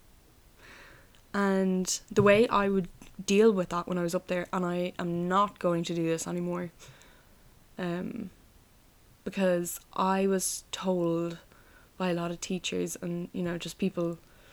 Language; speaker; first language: English; native; English